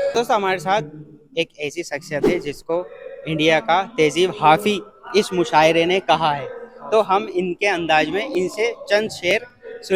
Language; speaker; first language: Hindi; native; Hindi